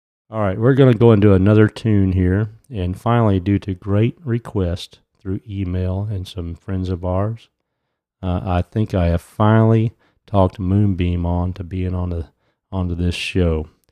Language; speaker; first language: English; native; English